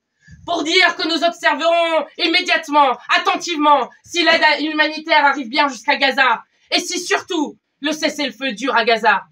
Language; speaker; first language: French; native; French